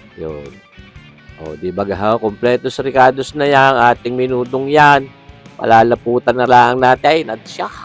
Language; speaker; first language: Filipino; native; Filipino